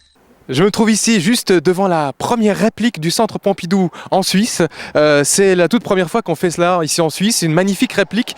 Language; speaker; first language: French; native; French